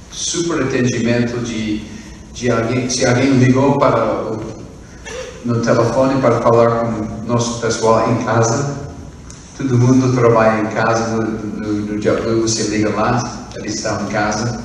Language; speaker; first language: Portuguese; non-native, fluent; English